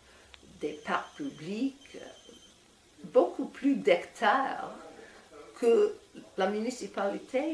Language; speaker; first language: French; non-native, fluent; English